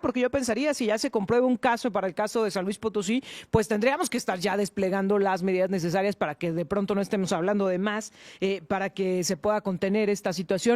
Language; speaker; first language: Spanish; native; Spanish